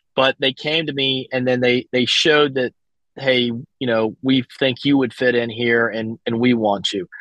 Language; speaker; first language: English; native; English